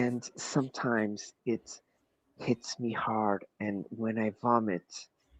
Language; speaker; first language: English; non-native, fluent; Portuguese